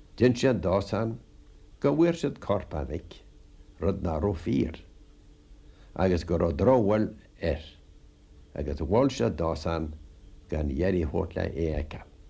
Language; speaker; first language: Irish; native; Irish